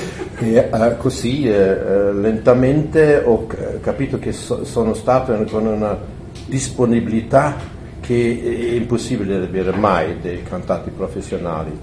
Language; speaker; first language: Italian; non-native, fluent; German